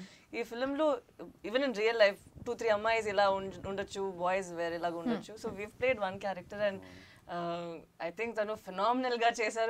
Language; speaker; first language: Telugu; non-native, learner; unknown